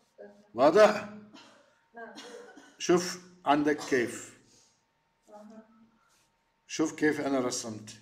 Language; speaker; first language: Arabic; non-native, learner; Turkish